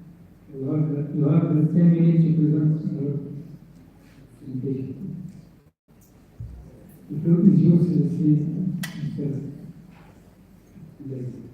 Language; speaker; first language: English; non-native, fluent; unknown